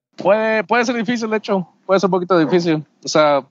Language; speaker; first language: Spanish; native; Spanish